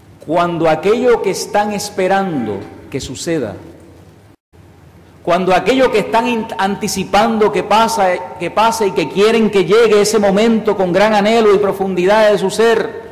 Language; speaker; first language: Spanish; native; Spanish